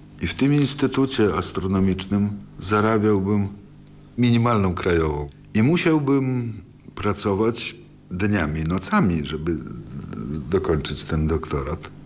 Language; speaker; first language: Polish; early bilingual, other home language; Russian